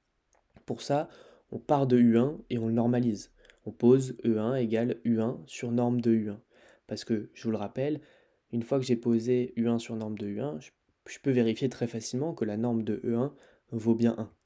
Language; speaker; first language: French; native; French